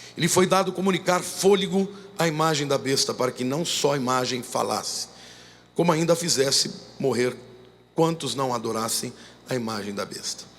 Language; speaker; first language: Portuguese; native; Portuguese